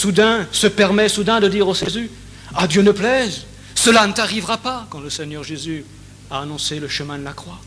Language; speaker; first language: French; native; French